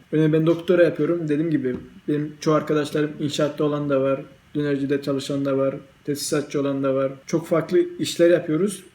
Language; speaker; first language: Turkish; early bilingual, heritage; Turkish